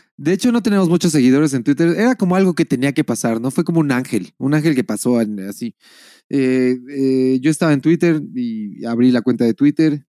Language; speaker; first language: Spanish; native; Spanish